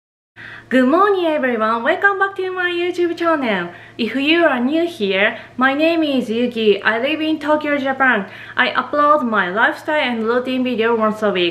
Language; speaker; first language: English; non-native, fluent; Japanese